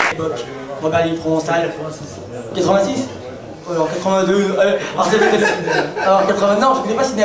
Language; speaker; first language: French; native; French